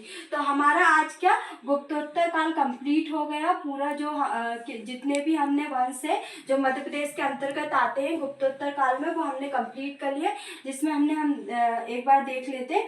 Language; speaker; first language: Hindi; native; Hindi